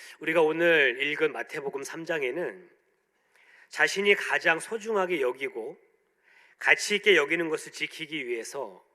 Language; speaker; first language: Korean; native; Korean